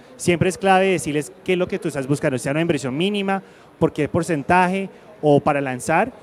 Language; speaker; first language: Spanish; early bilingual, heritage; Spanish